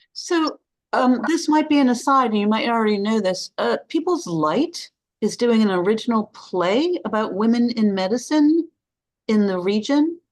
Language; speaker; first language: English; native; English